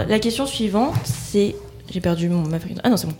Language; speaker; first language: French; native; French